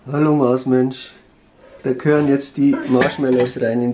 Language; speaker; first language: German; native; German